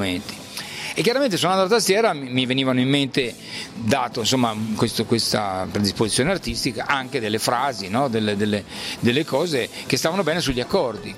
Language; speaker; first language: Italian; native; Italian